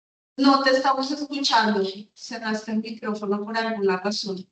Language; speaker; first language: Spanish; native; Spanish